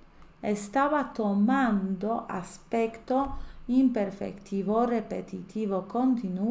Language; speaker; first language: Spanish; non-native, fluent; Polish